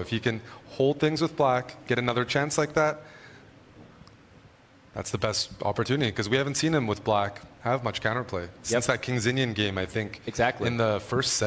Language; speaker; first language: English; native; English